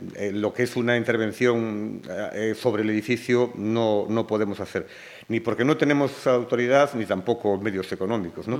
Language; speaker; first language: Spanish; native; Spanish